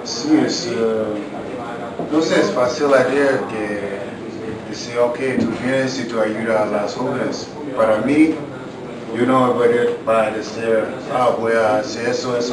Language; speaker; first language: Spanish; non-native, learner; English